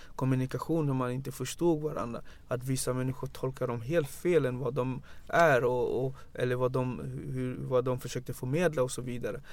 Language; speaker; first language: Swedish; early bilingual, other home language; Wolof